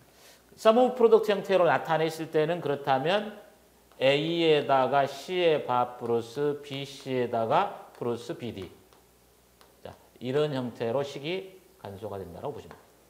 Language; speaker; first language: Korean; native; Korean